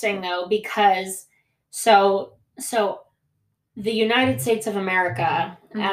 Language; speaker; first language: English; early bilingual, other home language; Greek